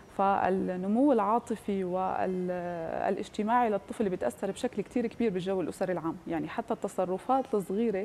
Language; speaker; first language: Arabic; native; Arabic